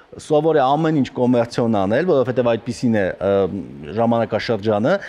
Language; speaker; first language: Armenian; native; Armenian